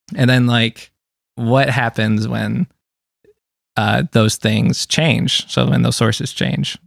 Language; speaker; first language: English; native; English